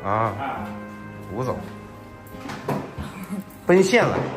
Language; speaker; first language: Chinese; native; Chinese